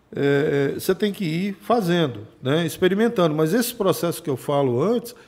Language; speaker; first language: Portuguese; native; Portuguese